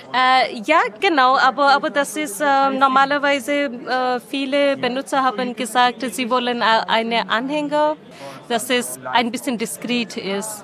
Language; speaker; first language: German; non-native, learner; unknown